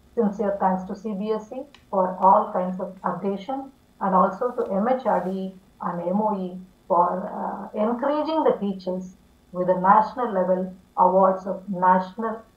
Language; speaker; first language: English; non-native, local second language; Tamil